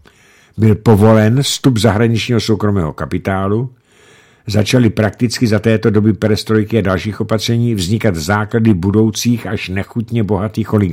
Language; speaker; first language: Czech; native; Czech